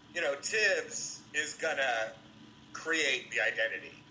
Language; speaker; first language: English; native; English